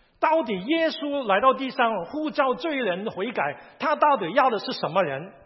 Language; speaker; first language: Chinese; non-native, local second language; Cantonese